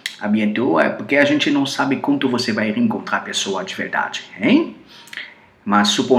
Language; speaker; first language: Portuguese; non-native, fluent; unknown